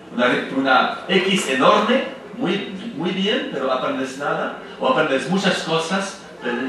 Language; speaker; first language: Spanish; non-native, fluent; French